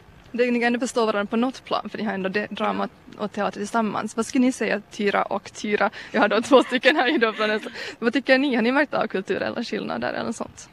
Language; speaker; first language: Swedish; native; Swedish